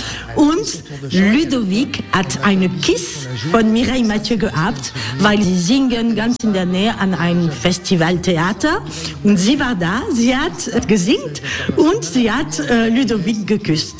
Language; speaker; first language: German; non-native, learner; French